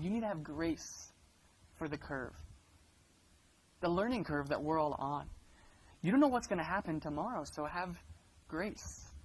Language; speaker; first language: English; native; English